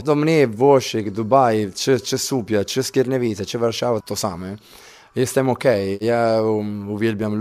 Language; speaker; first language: Polish; non-native, learner; Italian